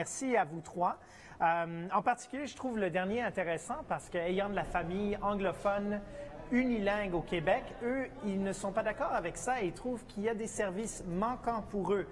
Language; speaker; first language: French; native; French